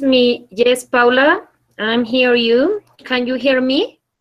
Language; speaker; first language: English; non-native, learner; Spanish